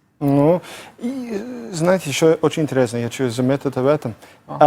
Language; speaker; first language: Russian; non-native, fluent; English